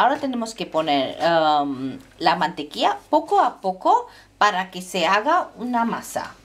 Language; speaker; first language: Spanish; non-native, fluent; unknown